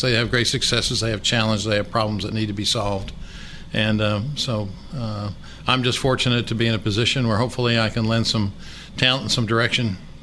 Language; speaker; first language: English; native; English